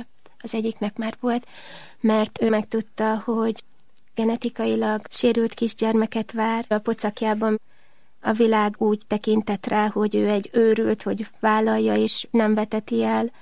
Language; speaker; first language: Hungarian; native; Hungarian